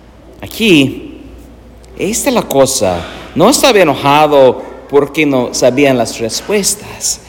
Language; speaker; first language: Spanish; non-native, learner; English